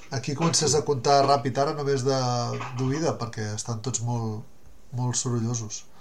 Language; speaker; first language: Catalan; native; Catalan